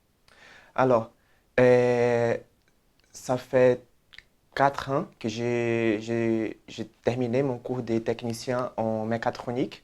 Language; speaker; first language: French; non-native, fluent; Portuguese